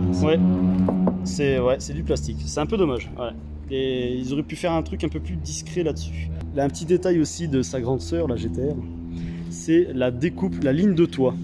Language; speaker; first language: French; native; French